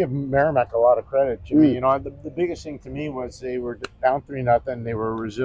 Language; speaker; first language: English; native; English